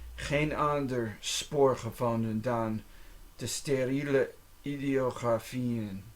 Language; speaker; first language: Dutch; non-native, learner; English